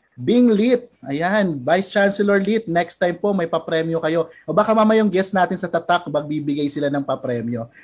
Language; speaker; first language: Filipino; native; Filipino